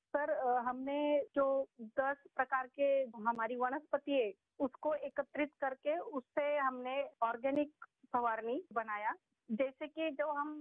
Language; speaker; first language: Hindi; non-native, local second language; Marathi